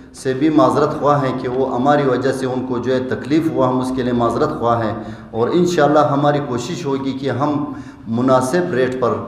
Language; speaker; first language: Urdu; non-native, local second language; Pashto